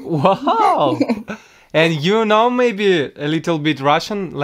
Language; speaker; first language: English; non-native, learner; Russian